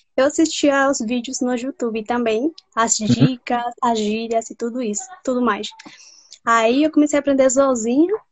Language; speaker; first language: Portuguese; non-native, fluent; Spanish